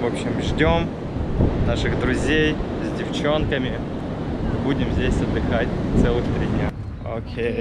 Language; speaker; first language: Russian; native; Russian